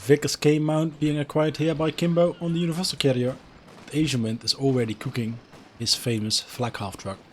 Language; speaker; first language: English; non-native, fluent; Dutch